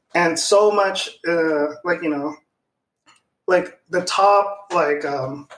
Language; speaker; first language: English; non-native, local second language; Filipino